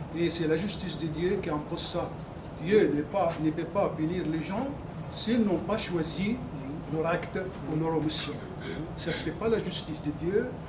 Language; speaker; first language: French; non-native, fluent; Arabic